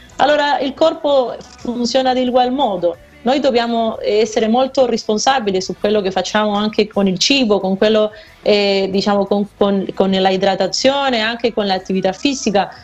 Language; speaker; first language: Italian; non-native, fluent; Spanish